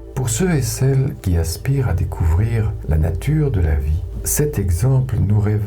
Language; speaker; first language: French; native; French